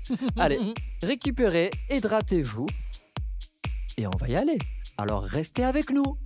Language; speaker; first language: French; native; French